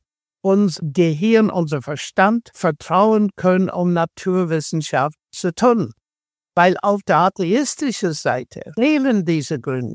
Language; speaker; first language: German; non-native, fluent; English